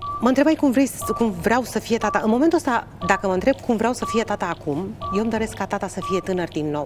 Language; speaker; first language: Romanian; native; Romanian